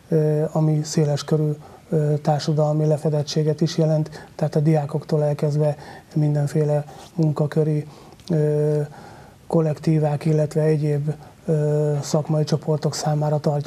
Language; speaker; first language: Hungarian; native; Hungarian